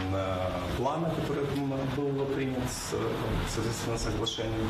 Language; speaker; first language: Russian; native; Russian